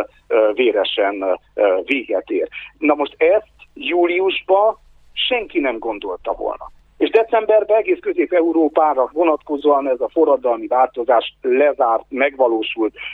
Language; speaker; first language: Hungarian; native; Hungarian